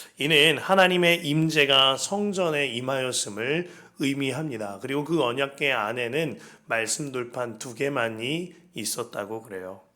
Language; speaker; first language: Korean; native; Korean